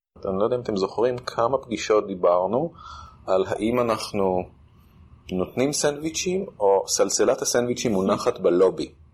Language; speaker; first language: Hebrew; native; Hebrew